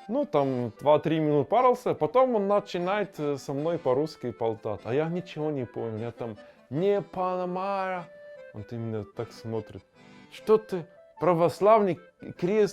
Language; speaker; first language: Russian; non-native, learner; German